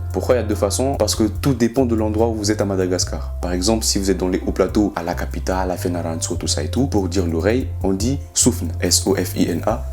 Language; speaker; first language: French; non-native, local second language; Malagasy